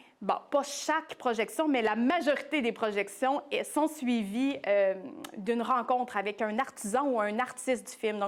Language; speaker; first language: French; native; French